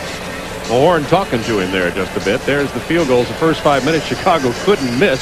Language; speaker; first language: English; native; English